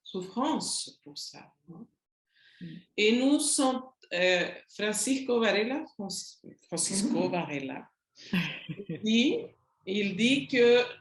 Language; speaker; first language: French; non-native, learner; Spanish